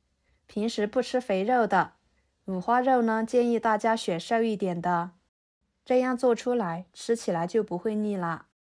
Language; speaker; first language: Chinese; native; Chinese